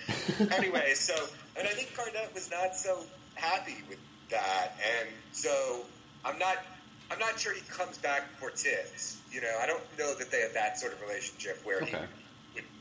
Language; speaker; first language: English; native; English